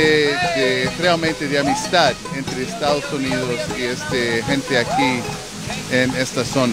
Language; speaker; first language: Spanish; non-native, fluent; English